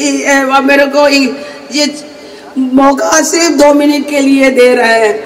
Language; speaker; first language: Hindi; non-native, local second language; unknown